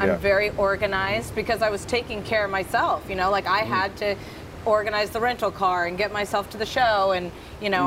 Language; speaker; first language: English; native; English